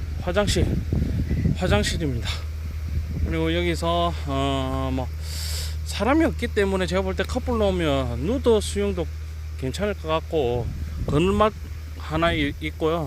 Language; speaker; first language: Korean; native; Korean